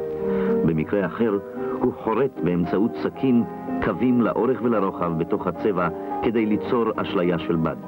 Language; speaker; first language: Hebrew; native; Hebrew